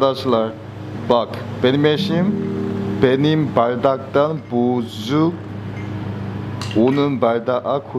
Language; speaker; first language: Turkish; non-native, learner; Korean